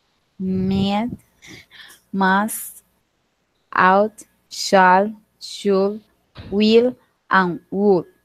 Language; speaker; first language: English; non-native, learner; Spanish